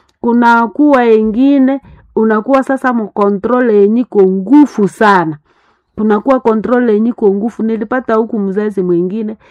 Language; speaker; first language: Swahili; non-native, local second language; Nande